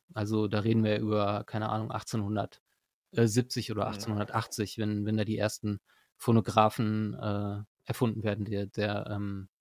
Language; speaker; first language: German; native; German